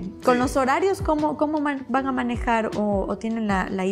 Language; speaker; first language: Spanish; native; Spanish